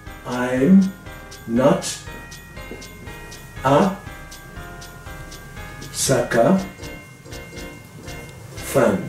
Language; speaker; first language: English; non-native, fluent; Japanese